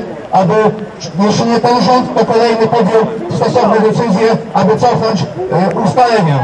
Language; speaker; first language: Polish; native; Polish